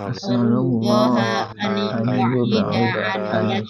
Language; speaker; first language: Arabic; non-native, learner; Indonesian